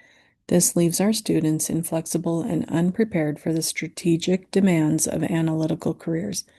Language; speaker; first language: English; native; English